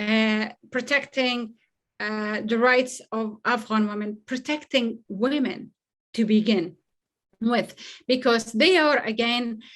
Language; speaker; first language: English; non-native, fluent; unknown